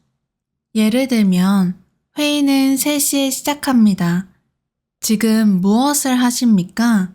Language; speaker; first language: Korean; native; Korean